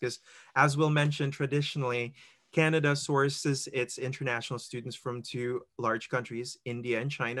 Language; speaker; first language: English; non-native, local second language; Filipino